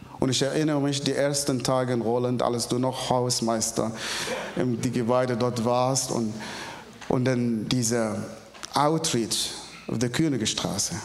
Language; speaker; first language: German; non-native, fluent; Arabic